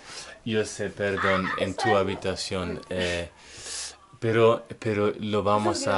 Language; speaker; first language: Spanish; non-native, learner; English